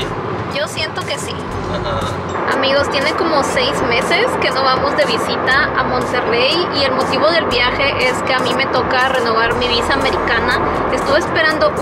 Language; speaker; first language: Spanish; native; Spanish